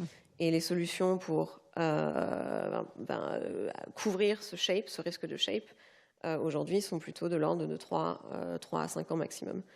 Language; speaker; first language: French; native; French